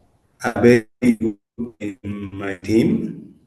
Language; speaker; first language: English; non-native, learner; Spanish